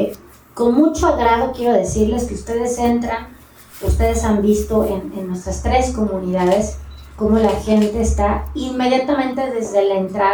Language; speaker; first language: Spanish; native; Spanish